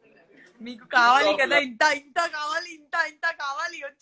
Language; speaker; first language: Telugu; non-native, local second language; Gujarati